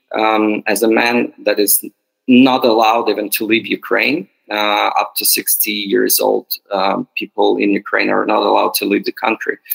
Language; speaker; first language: English; non-native, fluent; Ukrainian